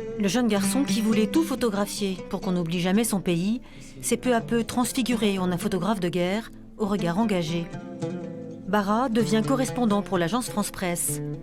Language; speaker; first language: French; native; French